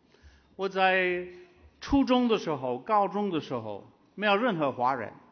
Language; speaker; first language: Chinese; non-native, fluent; English